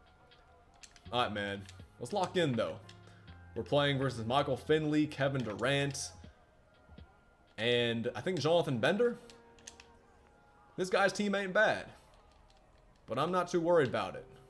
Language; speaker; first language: English; native; English